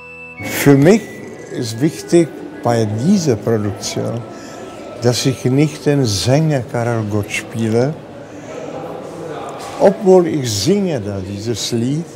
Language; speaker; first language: German; non-native, fluent; Czech